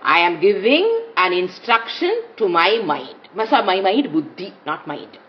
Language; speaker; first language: English; non-native, local second language; Tamil